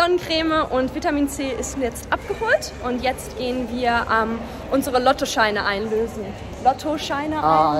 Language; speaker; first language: German; non-native, learner; English